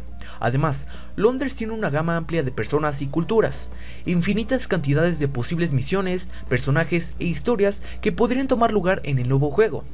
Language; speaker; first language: Spanish; native; Spanish